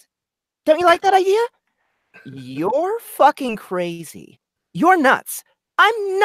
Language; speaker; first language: English; native; English